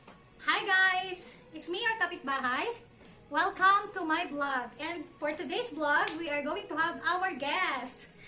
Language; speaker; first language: English; non-native, local second language; Filipino